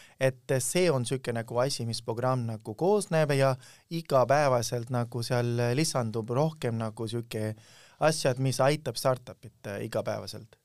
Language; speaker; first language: Estonian; non-native, fluent; Urdu